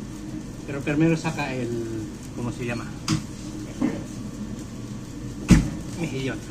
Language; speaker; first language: Spanish; non-native, learner; Filipino